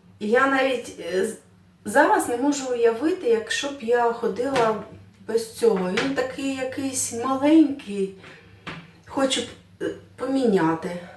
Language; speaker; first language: Ukrainian; non-native, local second language; Russian